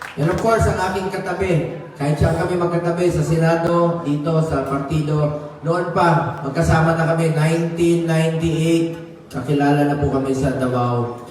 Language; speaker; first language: Filipino; non-native, local second language; Cebuano